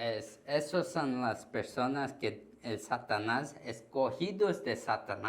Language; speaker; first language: Spanish; non-native, learner; Korean